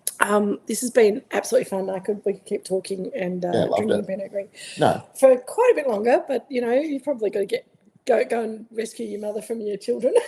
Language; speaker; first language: English; native; English